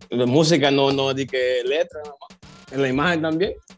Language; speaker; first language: Spanish; early bilingual, heritage; Spanish